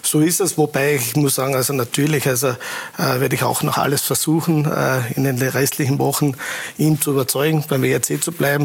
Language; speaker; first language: German; native; German